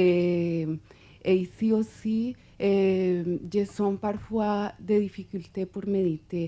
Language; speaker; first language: French; non-native, fluent; Spanish